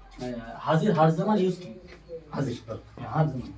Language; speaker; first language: Turkish; non-native, learner; Bangla